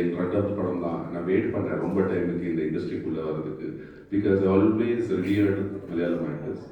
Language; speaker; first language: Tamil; non-native, fluent; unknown